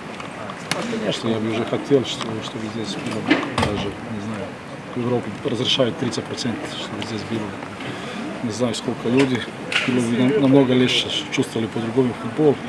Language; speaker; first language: Russian; non-native, learner; Croatian